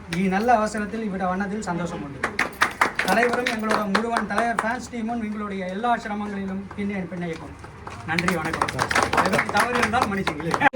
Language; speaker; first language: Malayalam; non-native, learner; Tamil